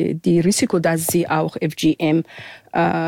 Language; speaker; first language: German; non-native, fluent; Arabic